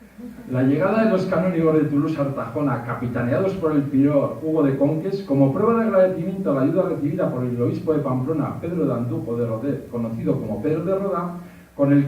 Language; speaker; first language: Spanish; native; Spanish